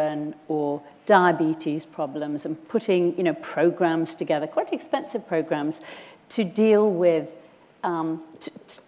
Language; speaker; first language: English; native; English